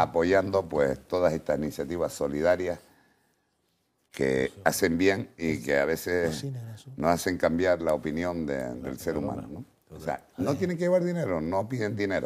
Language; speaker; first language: Spanish; native; Spanish